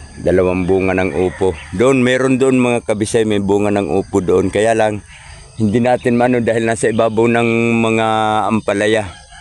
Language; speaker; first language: Filipino; non-native, local second language; Cebuano